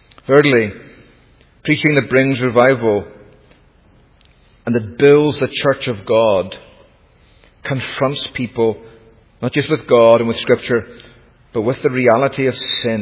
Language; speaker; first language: English; native; English